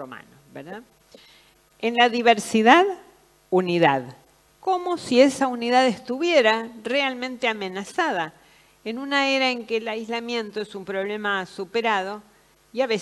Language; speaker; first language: Spanish; native; Spanish